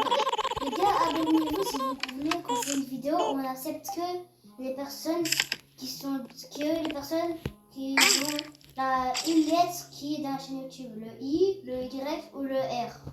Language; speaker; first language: French; native; French